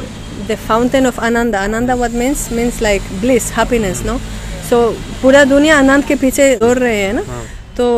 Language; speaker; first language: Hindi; non-native, fluent; Spanish